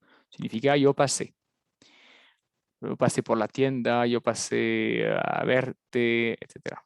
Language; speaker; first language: Spanish; non-native, fluent; French